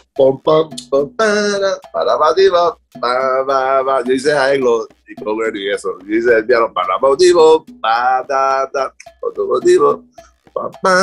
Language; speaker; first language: Spanish; early bilingual, other home language; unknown